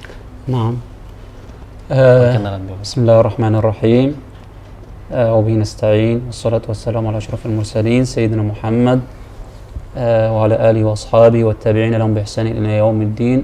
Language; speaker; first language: Arabic; native; Arabic